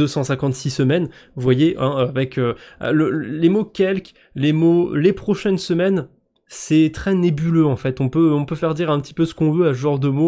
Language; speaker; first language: French; native; French